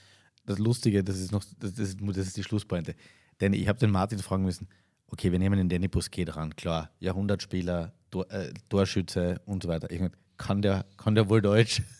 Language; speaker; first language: German; native; German